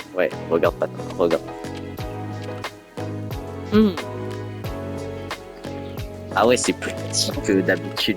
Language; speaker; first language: French; native; French